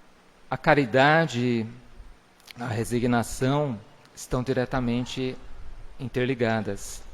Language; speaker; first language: Portuguese; native; Portuguese